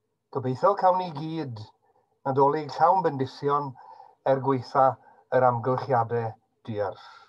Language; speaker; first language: Welsh; native; Welsh